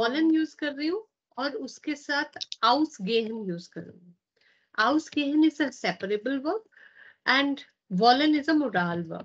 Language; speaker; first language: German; non-native, fluent; Hindi